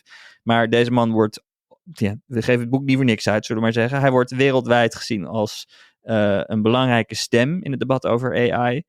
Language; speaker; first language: Dutch; native; Dutch